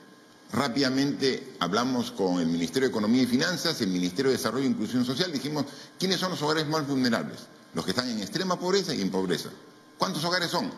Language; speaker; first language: Spanish; native; Spanish